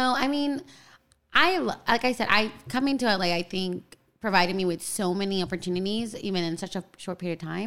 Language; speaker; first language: English; native; English